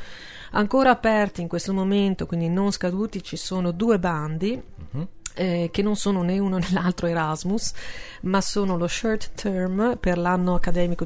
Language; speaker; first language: Italian; native; Italian